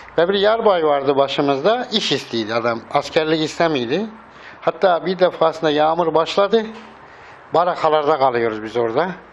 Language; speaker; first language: Turkish; native; Turkish